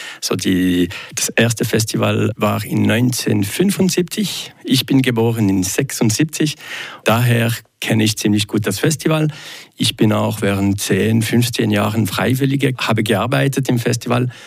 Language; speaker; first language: German; non-native, local second language; French